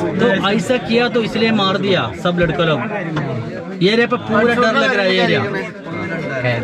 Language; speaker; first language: Hindi; non-native, local second language; Malayalam